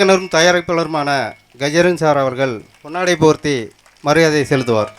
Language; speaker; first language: Tamil; native; Tamil